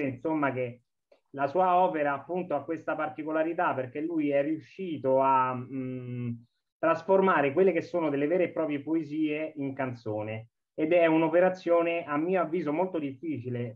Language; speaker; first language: Italian; native; Italian